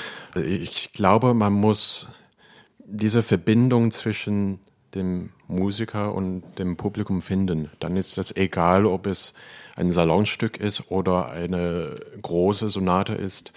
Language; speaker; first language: German; non-native, fluent; Cantonese